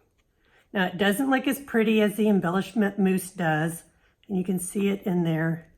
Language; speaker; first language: English; native; English